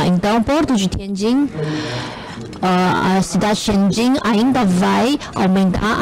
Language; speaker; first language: Portuguese; non-native, fluent; Chinese